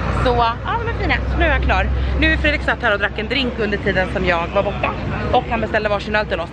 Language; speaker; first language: Swedish; native; Swedish